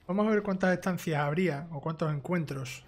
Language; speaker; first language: Spanish; native; Spanish